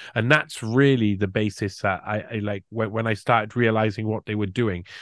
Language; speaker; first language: English; native; English